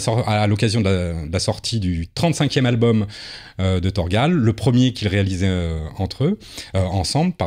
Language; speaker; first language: French; native; French